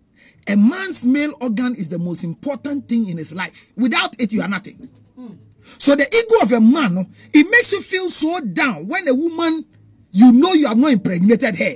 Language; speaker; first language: English; non-native, local second language; Akan